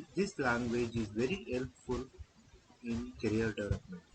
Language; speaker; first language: English; non-native, local second language; Kannada